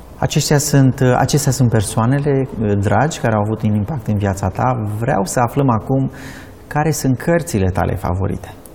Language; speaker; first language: Romanian; native; Romanian